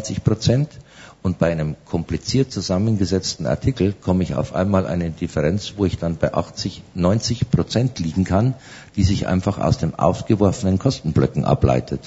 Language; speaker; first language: German; native; German